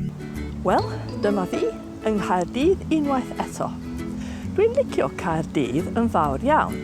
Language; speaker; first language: Welsh; non-native, fluent; English